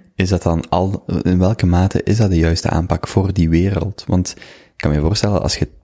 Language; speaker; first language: Dutch; native; Dutch